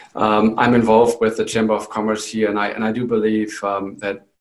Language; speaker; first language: English; non-native, fluent; German